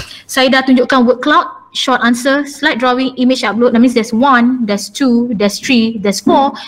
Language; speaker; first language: English; non-native, local second language; Malay